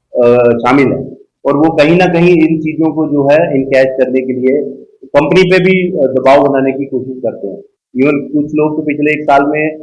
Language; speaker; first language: Hindi; native; Hindi